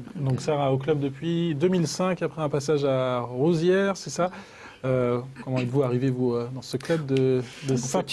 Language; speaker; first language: French; native; French